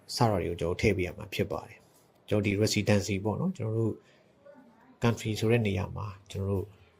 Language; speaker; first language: Burmese; native; Burmese